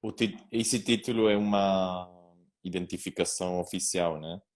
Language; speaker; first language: Portuguese; non-native, learner; Spanish